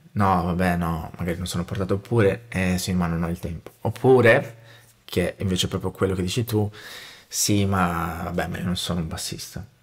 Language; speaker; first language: Italian; non-native, fluent; Portuguese